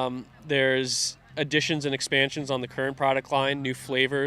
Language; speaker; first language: English; native; English